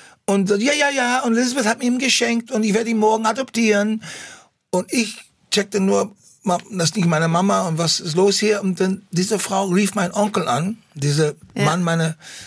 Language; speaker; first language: German; non-native, fluent; English